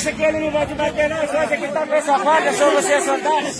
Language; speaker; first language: Portuguese; non-native, learner; Haitian Creole